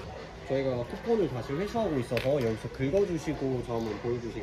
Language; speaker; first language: Korean; native; Korean